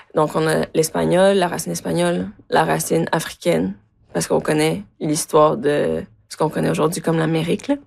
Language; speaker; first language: French; early bilingual, other home language; Spanish